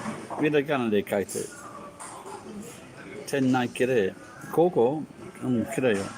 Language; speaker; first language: Japanese; non-native, learner; English